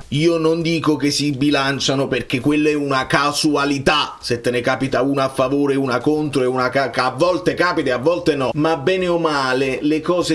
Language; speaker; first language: Italian; native; Italian